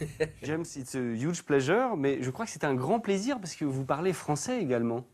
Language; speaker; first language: French; native; French